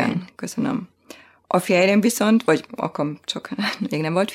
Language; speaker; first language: Hungarian; non-native, fluent; German